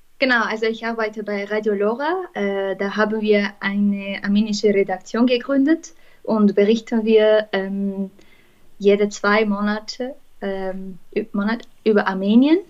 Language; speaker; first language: German; non-native, fluent; Armenian